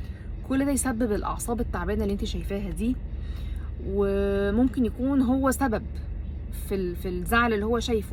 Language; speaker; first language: Arabic; native; Arabic